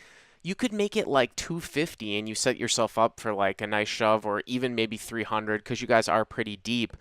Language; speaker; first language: English; native; English